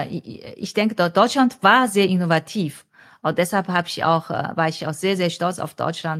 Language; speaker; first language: German; non-native, fluent; Chinese